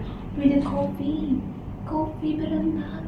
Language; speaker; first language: English; non-native, local second language; Filipino